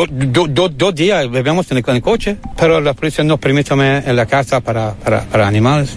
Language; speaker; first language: Spanish; non-native, learner; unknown